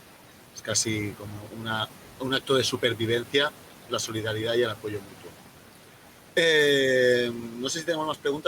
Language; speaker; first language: Spanish; native; Spanish